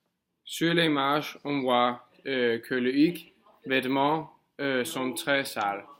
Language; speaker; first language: French; non-native, learner; Danish